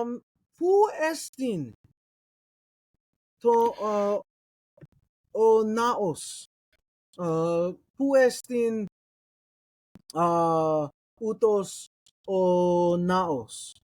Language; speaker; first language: Greek; non-native, learner; English